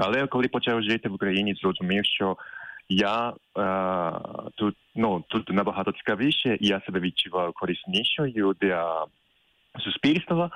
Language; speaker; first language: Ukrainian; non-native, fluent; Japanese